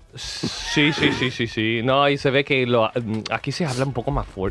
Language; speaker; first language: Spanish; non-native, learner; English